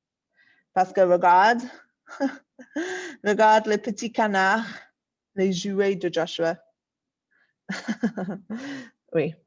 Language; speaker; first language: French; non-native, fluent; English